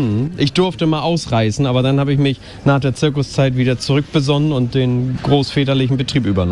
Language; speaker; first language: German; native; German